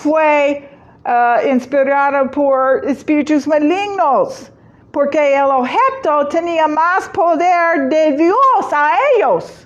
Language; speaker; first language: Spanish; non-native, fluent; English